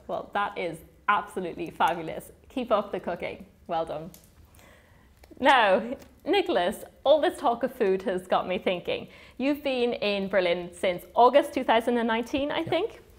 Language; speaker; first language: English; early bilingual, other home language; German